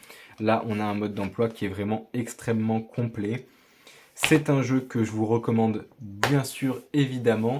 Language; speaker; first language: French; native; French